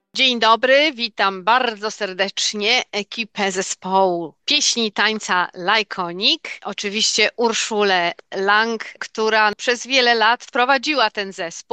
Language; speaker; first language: Polish; native; Polish